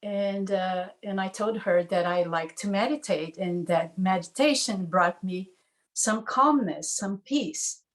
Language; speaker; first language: English; non-native, fluent; Portuguese